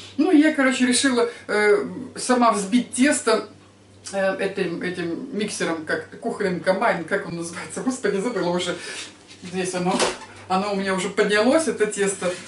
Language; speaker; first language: Russian; native; Russian